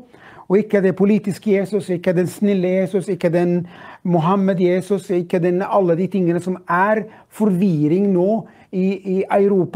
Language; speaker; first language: Swedish; non-native, fluent; Arabic